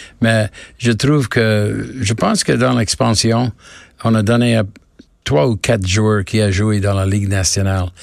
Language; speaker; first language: French; non-native, learner; English